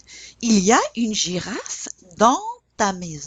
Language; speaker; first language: French; non-native, fluent; English